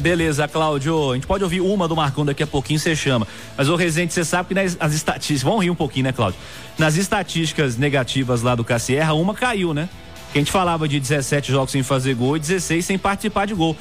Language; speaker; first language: Portuguese; native; Portuguese